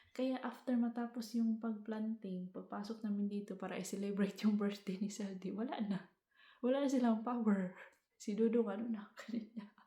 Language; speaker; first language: Filipino; non-native, local second language; Cebuano